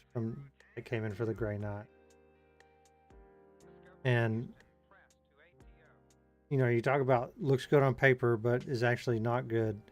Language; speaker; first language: English; native; English